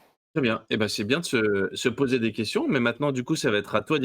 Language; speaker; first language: French; native; French